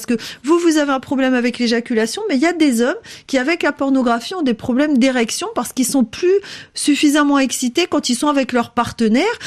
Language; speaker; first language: French; native; French